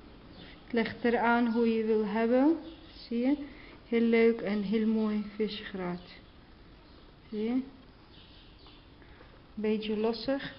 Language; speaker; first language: Dutch; non-native, learner; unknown